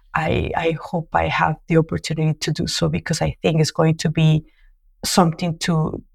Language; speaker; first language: English; non-native, fluent; Spanish